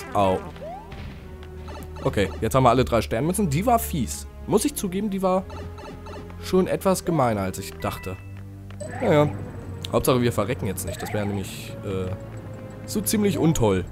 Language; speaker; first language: German; native; German